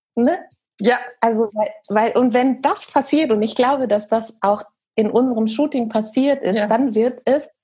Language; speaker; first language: German; native; German